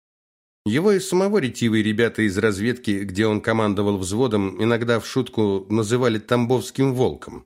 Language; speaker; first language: Russian; native; Russian